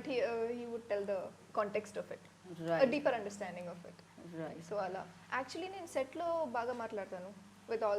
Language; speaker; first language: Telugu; non-native, learner; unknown